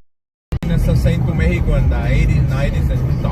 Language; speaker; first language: English; non-native, learner; Spanish